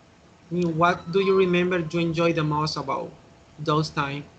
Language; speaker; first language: English; non-native, fluent; Spanish